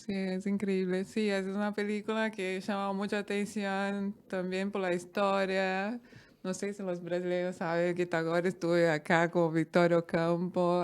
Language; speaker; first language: Spanish; non-native, fluent; Portuguese